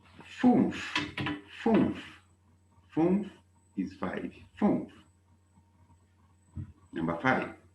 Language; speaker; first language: German; non-native, learner; Bemba